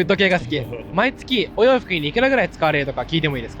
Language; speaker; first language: Japanese; native; Japanese